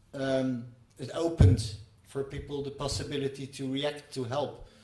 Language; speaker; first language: English; non-native, fluent; Dutch